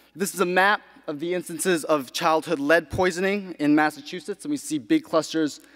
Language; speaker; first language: English; native; English